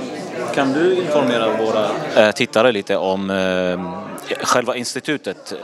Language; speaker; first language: Swedish; non-native, fluent; Assyrian Neo-Aramaic